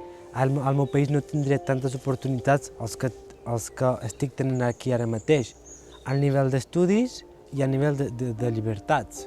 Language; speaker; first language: Catalan; early bilingual, other home language; Georgian